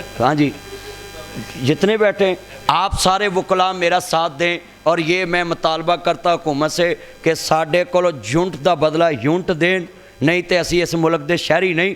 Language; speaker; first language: Urdu; non-native, local second language; Punjabi